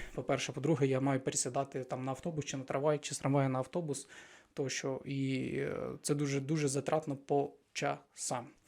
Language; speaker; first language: Ukrainian; non-native, local second language; Russian